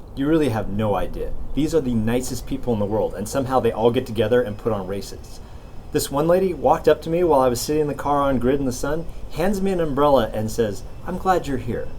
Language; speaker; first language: English; native; English